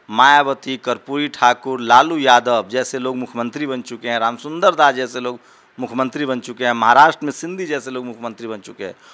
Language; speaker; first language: Hindi; native; Hindi